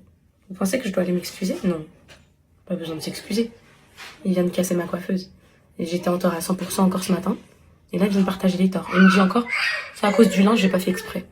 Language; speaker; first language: French; native; French